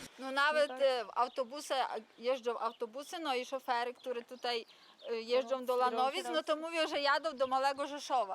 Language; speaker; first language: Polish; early bilingual, heritage; Polish